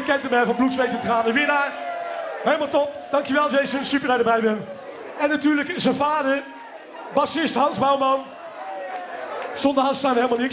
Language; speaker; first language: Dutch; native; Dutch